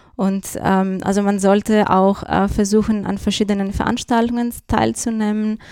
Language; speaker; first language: German; non-native, fluent; Greek